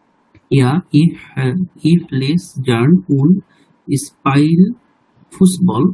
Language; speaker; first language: German; non-native, learner; Bangla